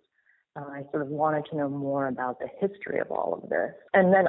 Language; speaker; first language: English; native; English